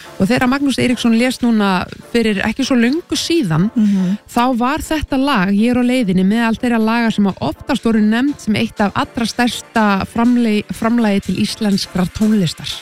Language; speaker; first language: Icelandic; native; Icelandic